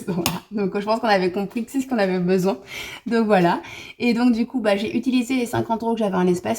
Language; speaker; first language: French; native; French